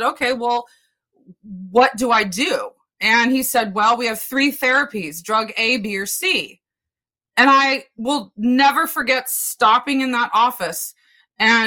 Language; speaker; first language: English; native; English